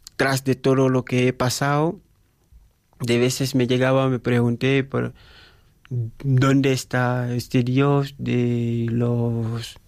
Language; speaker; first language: Spanish; non-native, fluent; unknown